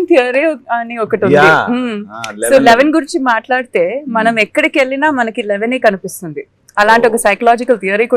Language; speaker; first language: Telugu; non-native, fluent; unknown